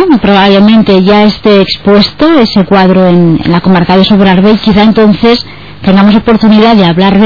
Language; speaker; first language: Spanish; native; Spanish